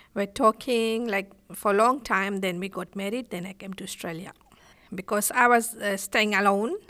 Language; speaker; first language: English; non-native, fluent; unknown